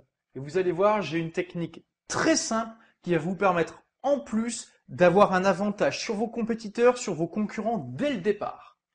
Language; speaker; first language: French; native; French